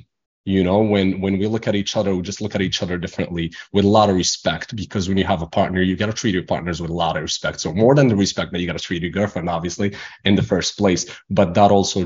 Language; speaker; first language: English; non-native, fluent; Arabic